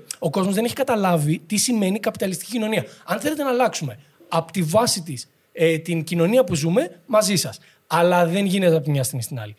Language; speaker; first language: Greek; native; Greek